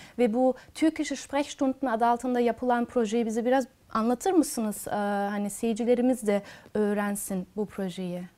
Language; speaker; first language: Turkish; early bilingual, heritage; Turkish